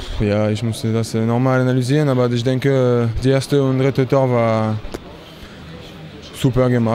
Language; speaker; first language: German; non-native, learner; French